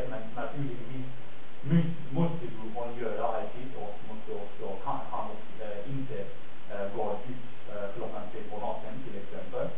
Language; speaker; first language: Swedish; non-native, learner; German